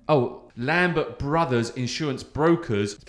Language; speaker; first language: English; native; English